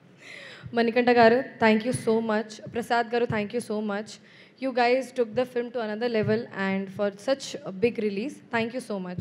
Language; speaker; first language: Telugu; non-native, learner; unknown